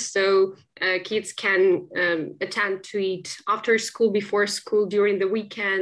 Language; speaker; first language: English; non-native, fluent; Ukrainian